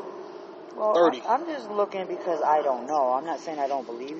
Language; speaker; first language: English; native; English